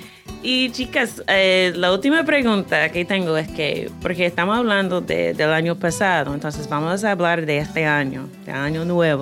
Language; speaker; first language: Spanish; non-native, fluent; English